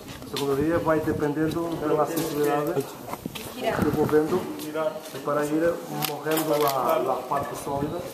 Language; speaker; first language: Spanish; non-native, learner; Portuguese